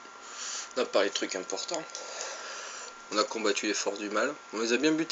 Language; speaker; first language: French; native; French